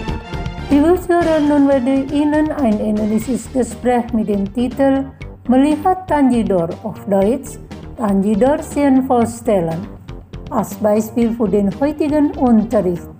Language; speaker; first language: German; non-native, fluent; Indonesian